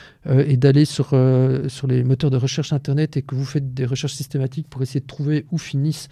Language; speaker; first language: French; native; French